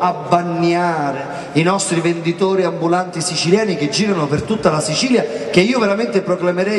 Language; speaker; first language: Italian; native; Italian